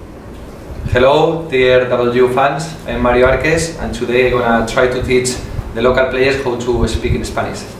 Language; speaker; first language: English; non-native, fluent; Spanish